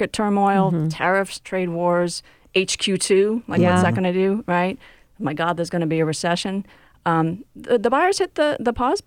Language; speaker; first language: English; native; English